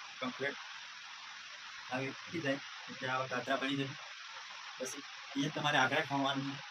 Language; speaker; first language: Gujarati; non-native, local second language; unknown